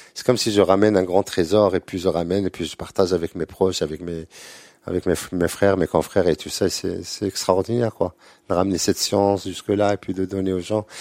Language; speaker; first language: French; non-native, local second language; Arabic